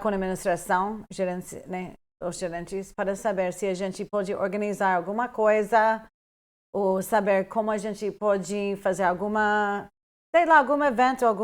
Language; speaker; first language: Portuguese; non-native, fluent; English